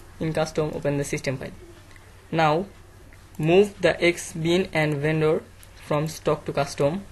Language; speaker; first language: English; non-native, learner; Bangla